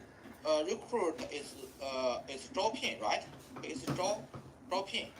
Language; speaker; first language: English; non-native, learner; Chinese